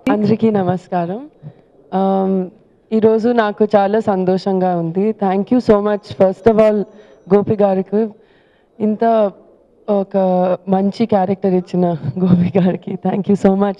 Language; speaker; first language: Telugu; non-native, learner; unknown